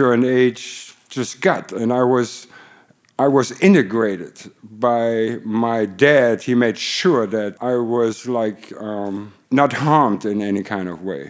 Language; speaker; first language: English; non-native, fluent; German